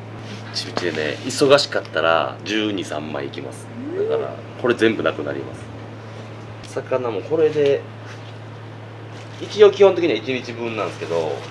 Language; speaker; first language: Japanese; native; Japanese